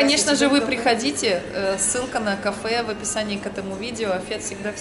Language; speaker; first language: Russian; native; Russian